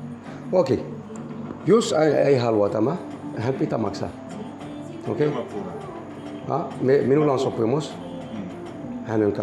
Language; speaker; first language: Finnish; non-native, learner; Turkish